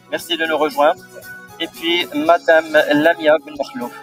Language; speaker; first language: French; non-native, local second language; Arabic